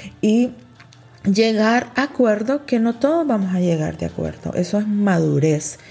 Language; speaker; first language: Spanish; early bilingual, heritage; Spanish